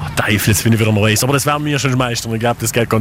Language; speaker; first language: German; native; German